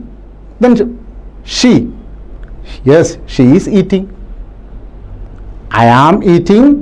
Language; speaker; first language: English; non-native, local second language; Malayalam